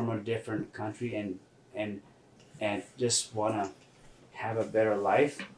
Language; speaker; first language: English; non-native, local second language; Nepali